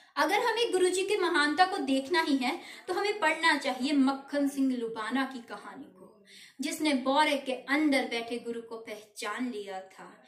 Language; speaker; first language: Hindi; non-native, local second language; Punjabi